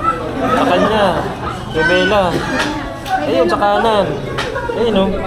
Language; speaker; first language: Filipino; native; Filipino